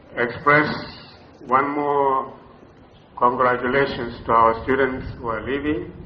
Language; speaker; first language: English; non-native, local second language; Luyia